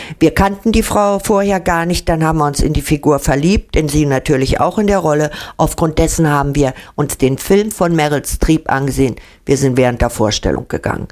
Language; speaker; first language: German; native; German